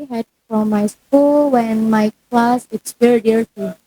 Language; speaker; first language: English; non-native, learner; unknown